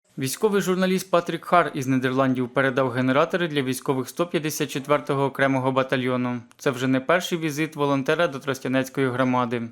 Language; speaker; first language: Ukrainian; native; Ukrainian